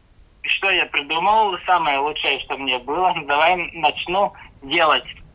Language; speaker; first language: Russian; non-native, local second language; Latvian